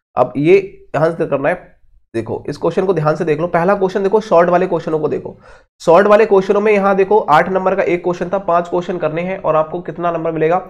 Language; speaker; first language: Hindi; native; Hindi